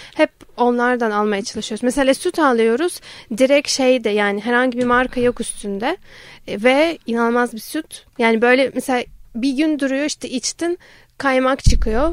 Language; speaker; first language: Turkish; non-native, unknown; Ukrainian